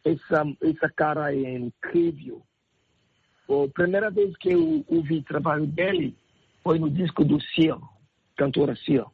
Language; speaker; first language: Portuguese; non-native, learner; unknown